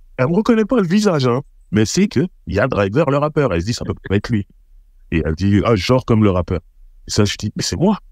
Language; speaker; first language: French; native; French